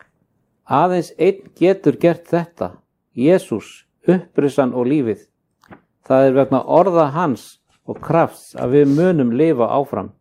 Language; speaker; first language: Icelandic; native; Icelandic